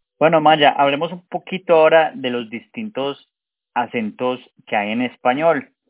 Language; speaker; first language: Spanish; native; Spanish